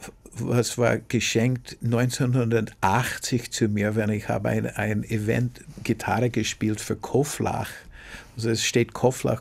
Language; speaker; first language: German; non-native, fluent; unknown